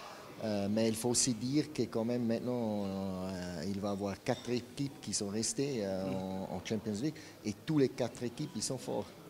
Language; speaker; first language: French; non-native, fluent; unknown